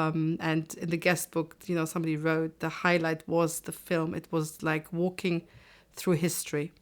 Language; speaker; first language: English; non-native, fluent; German